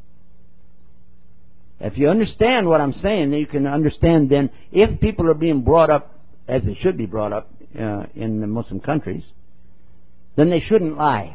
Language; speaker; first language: English; native; English